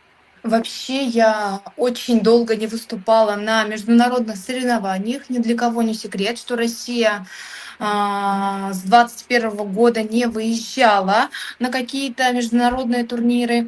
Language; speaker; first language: Russian; native; Russian